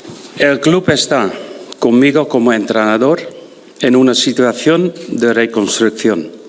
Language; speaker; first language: Spanish; non-native, fluent; Dutch